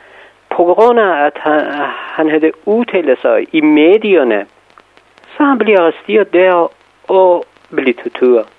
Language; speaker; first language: Danish; non-native, fluent; Persian